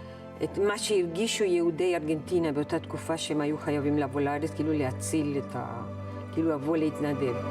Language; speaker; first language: Hebrew; non-native, fluent; Spanish